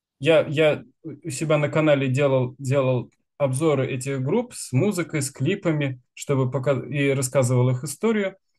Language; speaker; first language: Russian; native; Russian